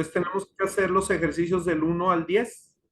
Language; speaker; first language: Spanish; native; Spanish